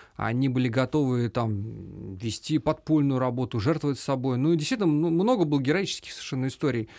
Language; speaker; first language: Russian; native; Russian